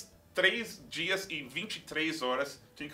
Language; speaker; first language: Portuguese; non-native, fluent; English